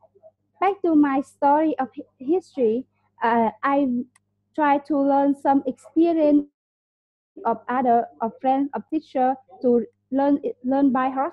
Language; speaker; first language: English; non-native, learner; Vietnamese